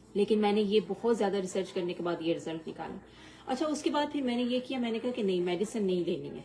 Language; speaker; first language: Urdu; native; Urdu